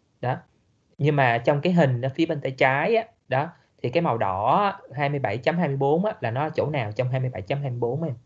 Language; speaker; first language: Vietnamese; native; Vietnamese